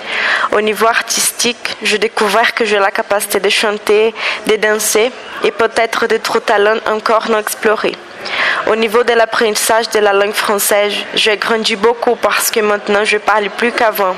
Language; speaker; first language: French; non-native, learner; Portuguese